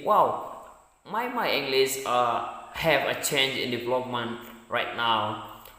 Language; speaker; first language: English; non-native, learner; Indonesian